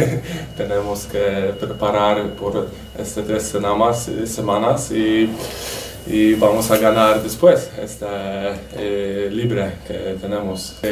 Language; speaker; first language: Spanish; non-native, learner; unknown